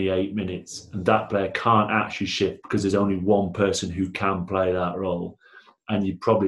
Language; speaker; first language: English; native; English